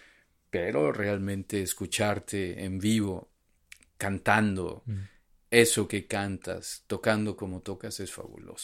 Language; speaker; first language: Spanish; native; Spanish